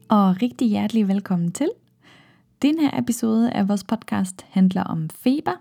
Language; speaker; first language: Danish; non-native, fluent; German